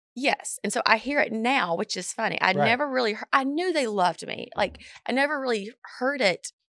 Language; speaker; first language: English; native; English